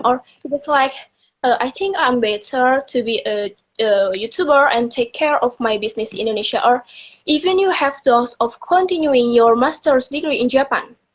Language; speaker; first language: English; non-native, learner; Indonesian